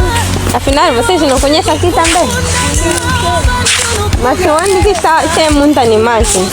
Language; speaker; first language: Portuguese; non-native, learner; Kinyarwanda